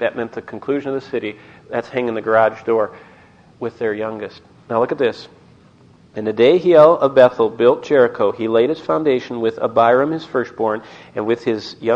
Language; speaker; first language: English; native; English